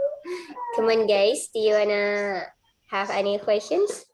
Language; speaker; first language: English; non-native, fluent; Indonesian